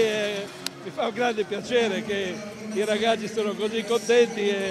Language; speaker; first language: Italian; non-native, fluent; Croatian